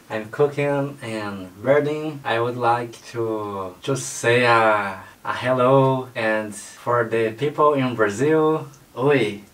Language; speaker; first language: English; non-native, learner; Portuguese